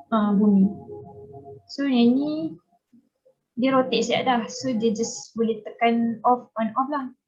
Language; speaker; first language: Malay; native; Malay